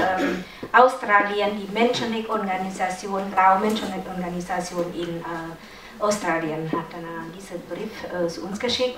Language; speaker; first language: German; non-native, learner; Lao